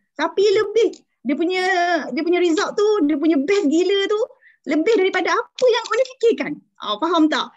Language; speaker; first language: Malay; native; Malay